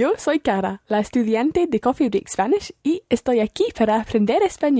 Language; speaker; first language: Spanish; non-native, learner; English